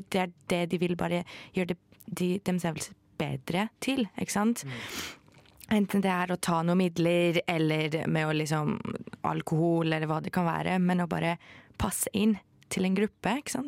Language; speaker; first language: Norwegian; non-native, fluent; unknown